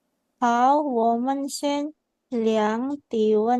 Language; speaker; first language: Chinese; non-native, learner; Indonesian